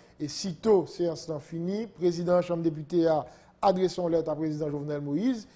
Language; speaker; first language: French; non-native, local second language; Haitian Creole